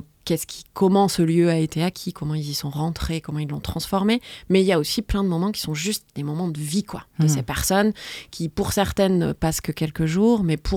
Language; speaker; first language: French; native; French